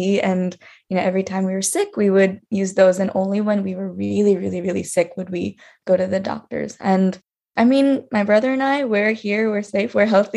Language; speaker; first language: English; native; English